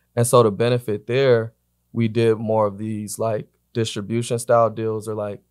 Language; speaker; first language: English; native; English